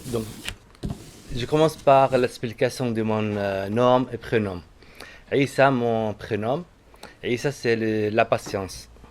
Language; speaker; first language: French; non-native, fluent; Arabic